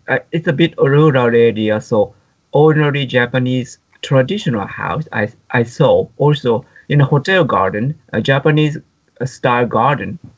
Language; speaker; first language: English; non-native, fluent; Japanese